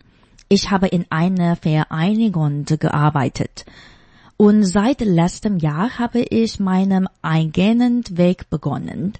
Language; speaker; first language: German; non-native, fluent; Chinese